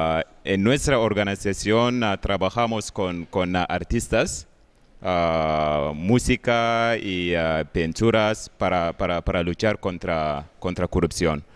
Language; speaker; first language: Spanish; non-native, learner; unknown